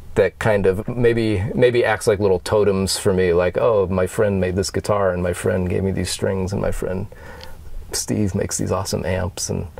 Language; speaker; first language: English; native; English